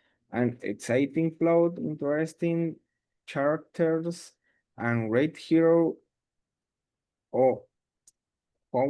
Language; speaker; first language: English; non-native, learner; Spanish